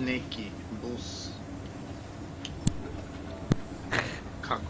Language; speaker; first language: Japanese; non-native, learner; English